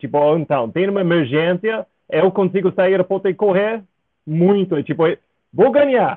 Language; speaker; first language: Portuguese; non-native, fluent; English